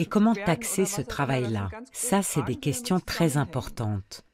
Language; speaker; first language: French; native; French